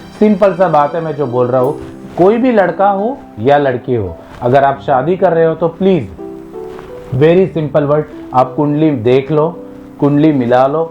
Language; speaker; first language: Hindi; non-native, local second language; Malayalam